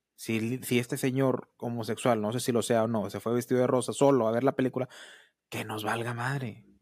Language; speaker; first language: Spanish; early bilingual, heritage; Spanish